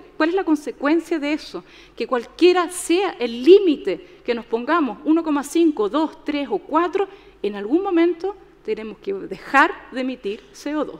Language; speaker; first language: Spanish; native; Spanish